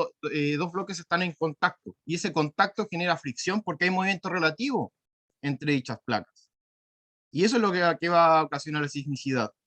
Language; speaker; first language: Spanish; native; Spanish